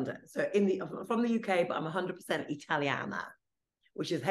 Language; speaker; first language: English; non-native, local second language; Italian